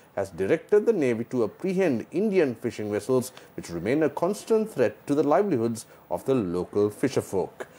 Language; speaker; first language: English; non-native, local second language; Sinhala